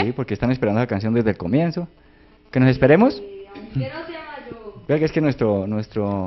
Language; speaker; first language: Spanish; native; Spanish